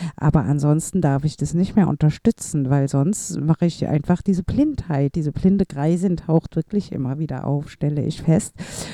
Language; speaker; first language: German; native; German